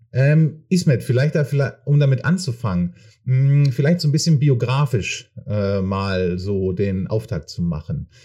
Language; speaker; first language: German; native; German